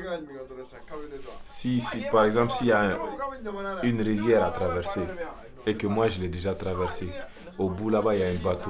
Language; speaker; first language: French; non-native, local second language; Bambara